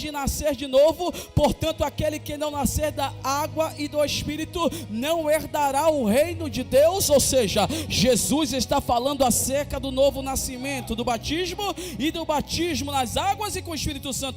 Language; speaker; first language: Portuguese; native; Portuguese